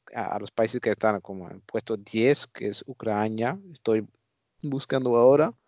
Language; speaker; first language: Spanish; non-native, fluent; Dutch